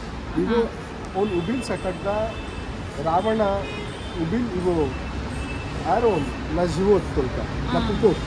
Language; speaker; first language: Russian; non-native, learner; Marathi